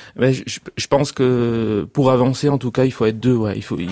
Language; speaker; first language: French; native; French